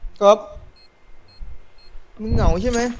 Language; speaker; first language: Thai; native; Thai